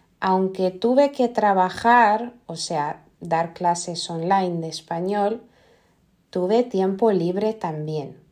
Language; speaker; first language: Spanish; non-native, fluent; Lithuanian